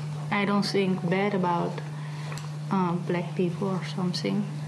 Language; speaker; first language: English; non-native, fluent; Dutch